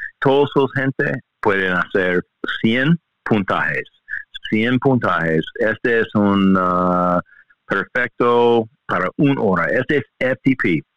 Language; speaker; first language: Spanish; non-native, learner; English